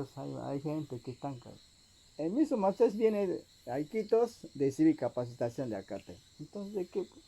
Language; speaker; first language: Spanish; non-native, local second language; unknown